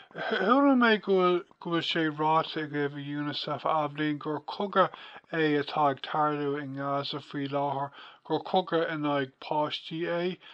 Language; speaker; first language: Irish; non-native, local second language; English